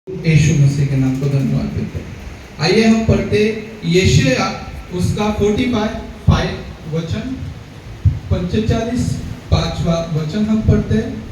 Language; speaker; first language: Hindi; non-native, local second language; Marathi